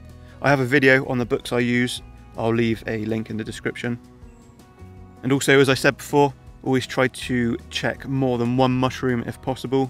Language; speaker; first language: English; native; English